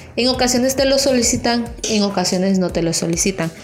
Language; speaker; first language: Spanish; native; Spanish